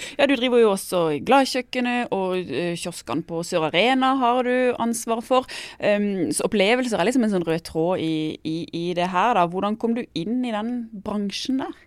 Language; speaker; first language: Norwegian; native; Norwegian